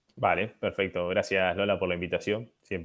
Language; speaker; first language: Spanish; native; Spanish